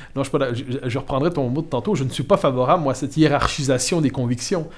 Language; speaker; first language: French; native; French